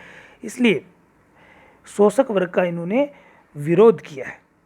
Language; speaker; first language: Hindi; native; Hindi